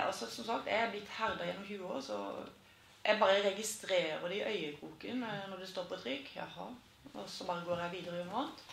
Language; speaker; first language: Norwegian; native; Norwegian